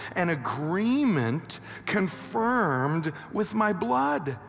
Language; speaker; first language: English; native; English